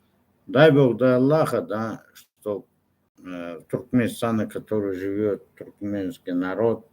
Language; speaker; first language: Russian; non-native, local second language; Turkmen